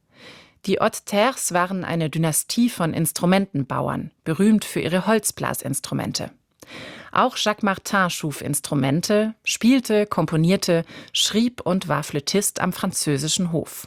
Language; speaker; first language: German; native; German